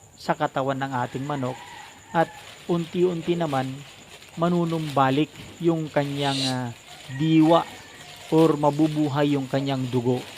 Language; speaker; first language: Filipino; non-native, local second language; Iloko